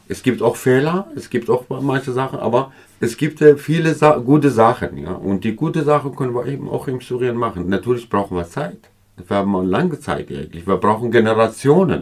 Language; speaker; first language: German; non-native, fluent; Kurdish